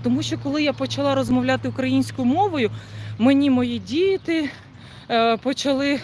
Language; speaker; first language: Ukrainian; non-native, local second language; Russian